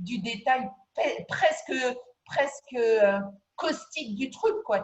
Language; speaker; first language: French; native; French